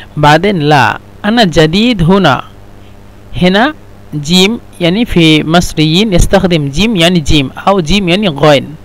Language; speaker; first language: Egyptian Arabic; non-native, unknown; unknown